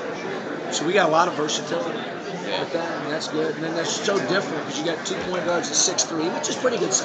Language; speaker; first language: English; native; English